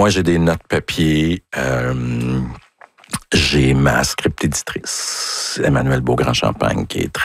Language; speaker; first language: French; native; French